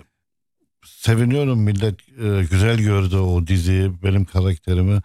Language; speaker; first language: Turkish; non-native, fluent; Arabic